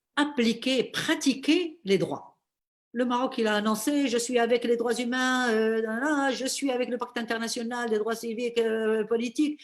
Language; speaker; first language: French; non-native, local second language; Arabic